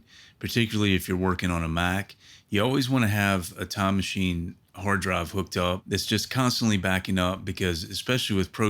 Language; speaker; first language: English; native; English